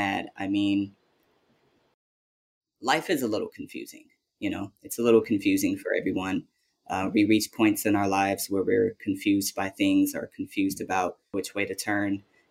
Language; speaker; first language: English; native; English